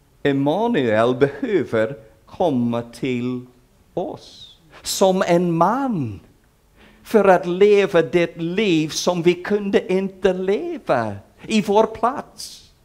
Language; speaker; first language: Swedish; non-native, fluent; English